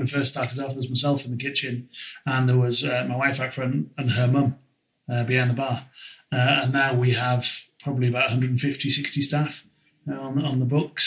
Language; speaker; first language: English; native; English